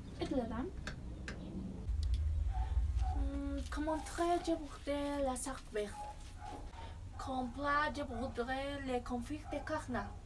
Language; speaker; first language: French; non-native, learner; Spanish